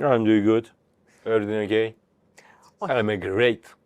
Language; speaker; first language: English; non-native, learner; Ukrainian